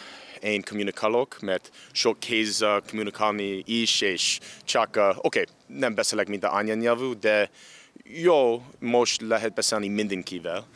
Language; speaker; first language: Hungarian; non-native, learner; English